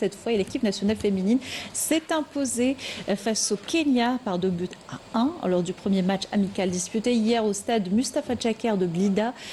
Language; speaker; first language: French; non-native, local second language; Arabic